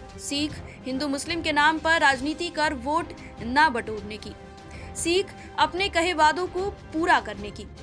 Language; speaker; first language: Hindi; native; Hindi